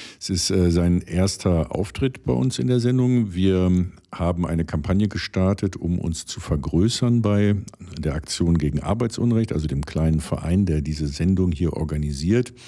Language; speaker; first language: German; native; German